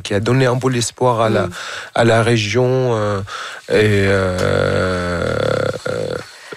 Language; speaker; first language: French; non-native, fluent; Arabic